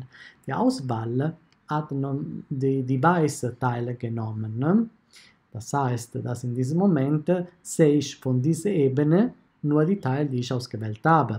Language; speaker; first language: German; non-native, fluent; Italian